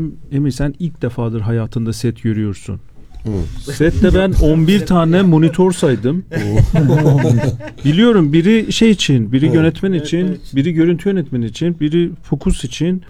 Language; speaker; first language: Turkish; non-native, fluent; Azerbaijani